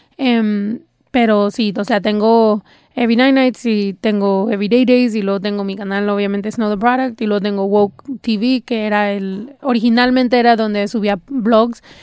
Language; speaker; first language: Spanish; early bilingual, heritage; Spanish